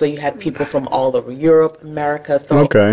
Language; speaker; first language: English; native; English